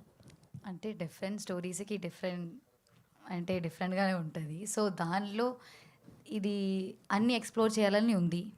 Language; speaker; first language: Telugu; non-native, fluent; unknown